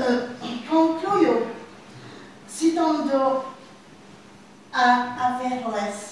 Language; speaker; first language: Spanish; non-native, learner; French